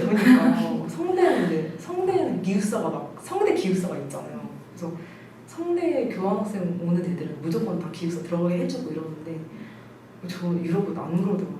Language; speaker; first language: Korean; native; Korean